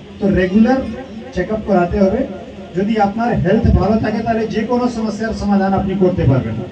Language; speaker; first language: Bangla; non-native, local second language; Hindi